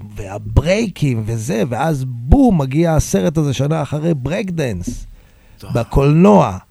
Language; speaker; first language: Hebrew; native; Hebrew